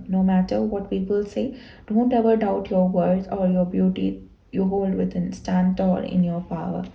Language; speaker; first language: English; non-native, local second language; Malayalam